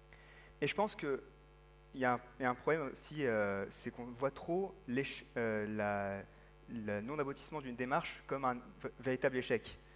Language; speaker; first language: French; native; French